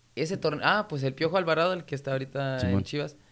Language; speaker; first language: Spanish; early bilingual, heritage; Spanish